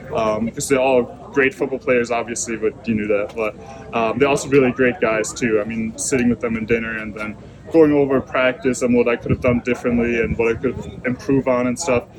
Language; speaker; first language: English; non-native, fluent; German